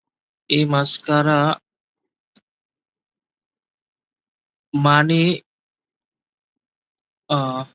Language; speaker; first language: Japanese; non-native, learner; Bangla